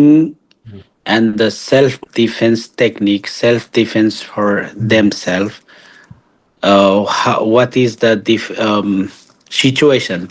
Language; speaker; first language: English; non-native, learner; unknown